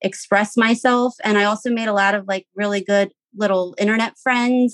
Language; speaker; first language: English; native; English